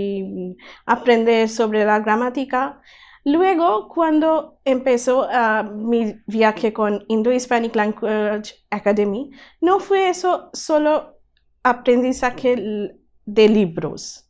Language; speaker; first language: Spanish; non-native, learner; Bangla